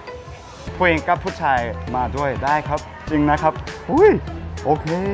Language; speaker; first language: Thai; non-native, learner; Korean